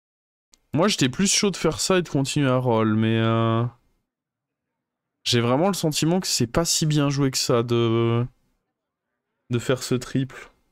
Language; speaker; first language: French; native; French